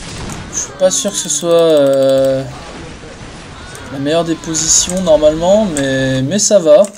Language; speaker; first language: French; native; French